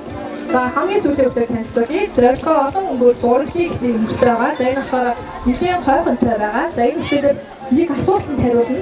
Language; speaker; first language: Mongolian; native; Mongolian